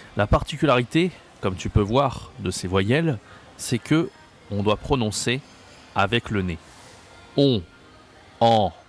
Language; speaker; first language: French; native; French